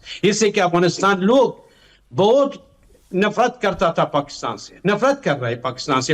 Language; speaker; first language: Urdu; non-native, fluent; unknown